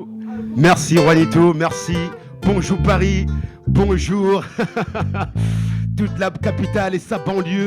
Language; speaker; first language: French; native; French